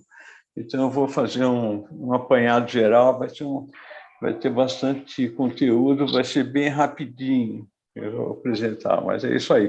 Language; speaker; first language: Portuguese; native; Portuguese